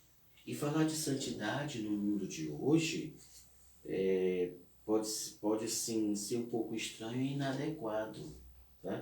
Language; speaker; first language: Portuguese; native; Portuguese